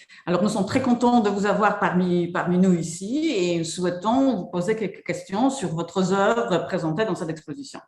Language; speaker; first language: French; non-native, fluent; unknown